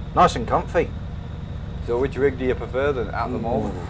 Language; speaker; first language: English; native; English